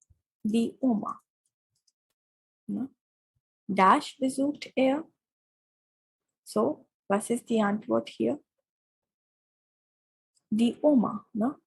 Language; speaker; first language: German; non-native, fluent; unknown